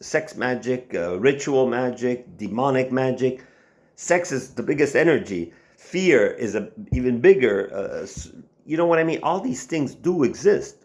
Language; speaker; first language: English; non-native, local second language; French